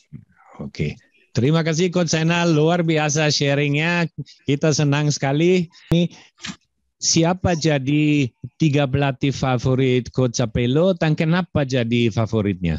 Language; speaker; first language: Indonesian; non-native, fluent; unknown